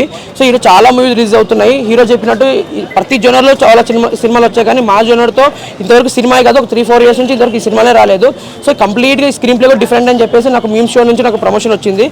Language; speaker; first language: Telugu; native; Telugu